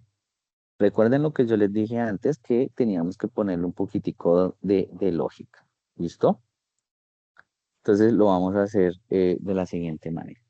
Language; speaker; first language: Spanish; native; Spanish